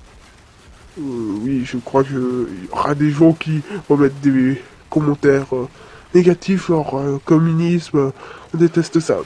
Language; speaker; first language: French; native; French